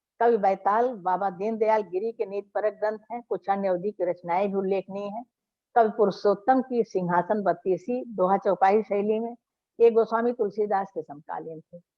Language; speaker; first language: Hindi; native; Hindi